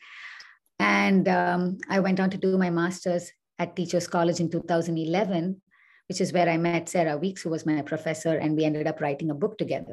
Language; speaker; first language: English; non-native, local second language; Tamil